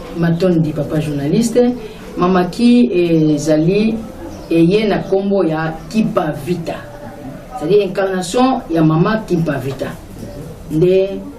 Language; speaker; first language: Lingala; non-native, local second language; Kongo